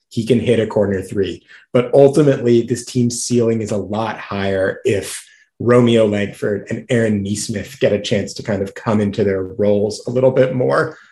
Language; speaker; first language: English; native; English